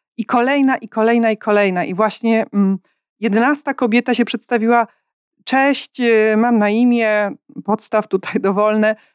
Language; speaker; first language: Polish; native; Polish